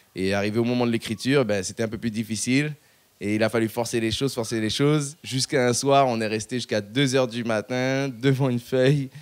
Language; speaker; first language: French; native; French